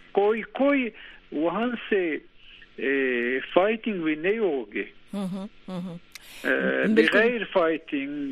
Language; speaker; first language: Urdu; non-native, learner; Turkish